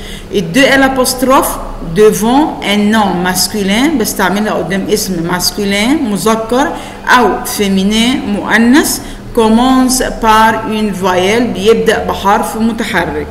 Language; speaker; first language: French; non-native, fluent; Arabic